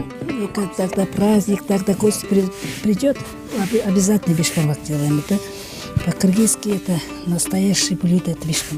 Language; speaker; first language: Russian; non-native, learner; Kyrgyz